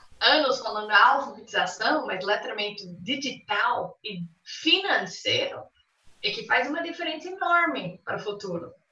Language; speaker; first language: Portuguese; non-native, fluent; English